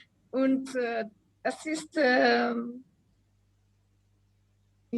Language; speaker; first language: German; non-native, learner; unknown